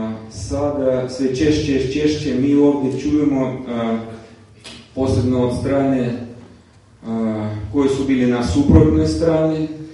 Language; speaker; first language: Serbian; non-native, fluent; Russian